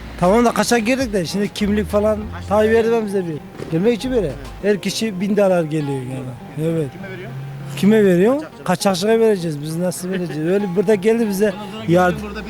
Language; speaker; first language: Turkish; non-native, learner; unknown